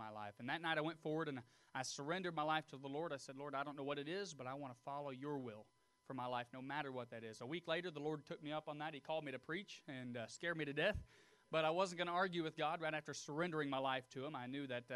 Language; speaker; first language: English; native; English